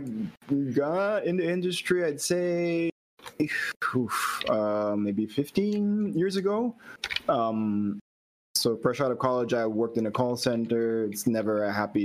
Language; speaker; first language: English; non-native, local second language; Filipino